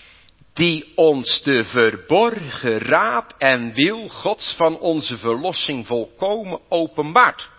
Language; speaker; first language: Dutch; native; Dutch